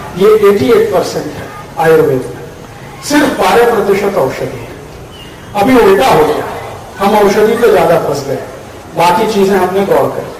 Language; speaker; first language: Hindi; native; Hindi